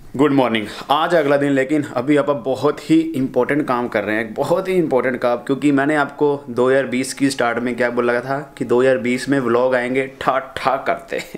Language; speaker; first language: Hindi; non-native, local second language; Punjabi